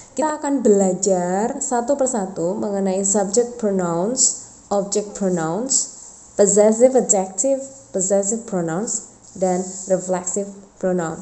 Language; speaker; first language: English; non-native, fluent; Indonesian